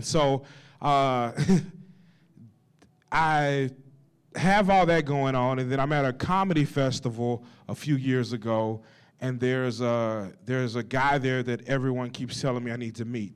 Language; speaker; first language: English; native; English